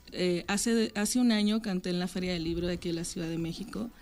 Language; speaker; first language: Spanish; native; Spanish